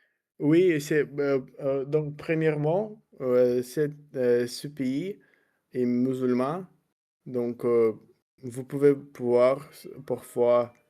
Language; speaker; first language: French; non-native, learner; Russian